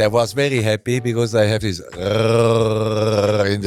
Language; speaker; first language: English; non-native, learner; German